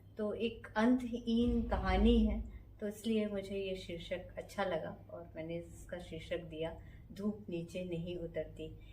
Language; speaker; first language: Hindi; native; Hindi